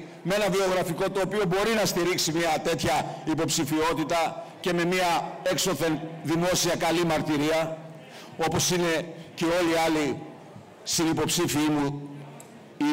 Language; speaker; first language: Greek; native; Greek